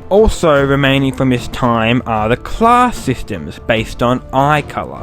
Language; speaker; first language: English; native; English